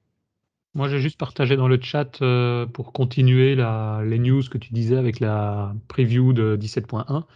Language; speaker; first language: French; native; French